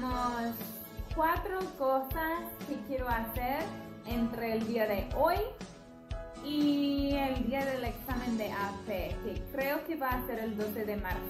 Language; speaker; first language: Spanish; non-native, fluent; English